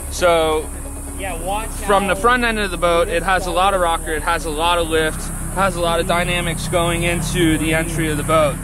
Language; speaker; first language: English; native; English